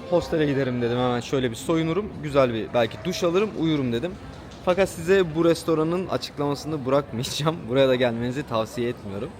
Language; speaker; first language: Turkish; native; Turkish